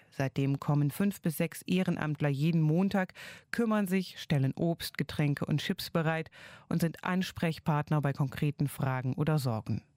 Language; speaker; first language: German; native; German